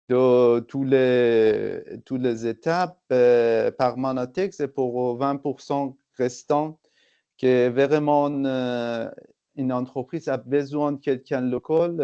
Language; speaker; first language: French; non-native, fluent; Persian